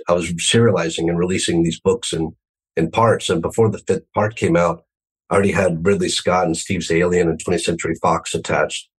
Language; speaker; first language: English; native; English